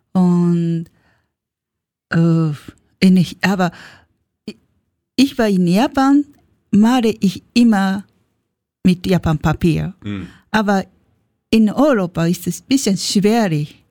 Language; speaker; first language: German; non-native, learner; Japanese